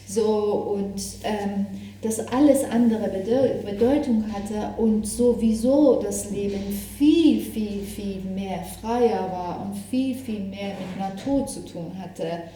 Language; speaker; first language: German; non-native, fluent; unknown